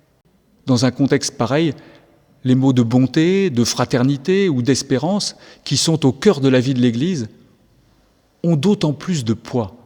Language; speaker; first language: French; native; French